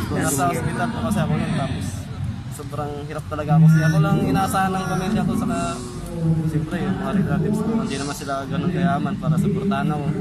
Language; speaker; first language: Filipino; non-native, local second language; Cebuano